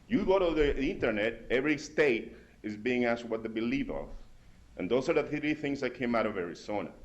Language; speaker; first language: English; non-native, fluent; Spanish